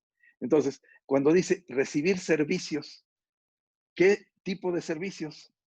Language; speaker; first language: Spanish; native; Spanish